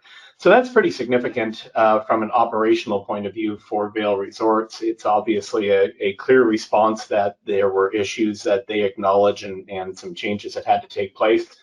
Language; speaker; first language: English; native; English